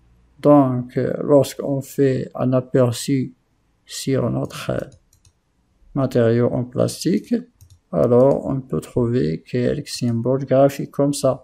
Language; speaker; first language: French; non-native, local second language; Arabic